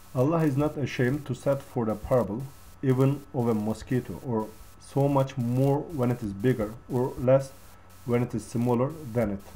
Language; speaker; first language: English; non-native, fluent; Turkish